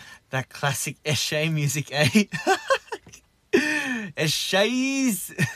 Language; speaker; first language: English; early bilingual, other home language; Korean